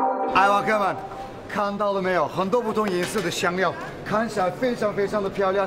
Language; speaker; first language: Chinese; non-native, fluent; Turkish